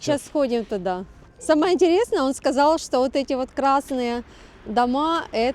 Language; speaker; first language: Russian; native; Russian